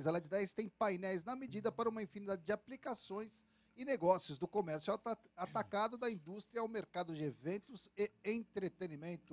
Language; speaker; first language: Portuguese; native; Portuguese